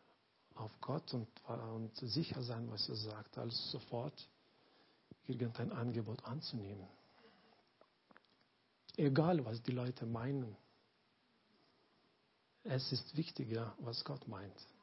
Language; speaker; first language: German; non-native, learner; Lithuanian